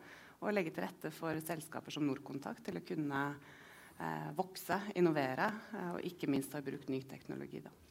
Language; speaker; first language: Norwegian; native; Norwegian